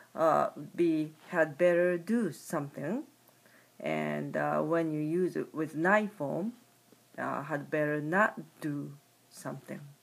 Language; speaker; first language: English; non-native, fluent; Japanese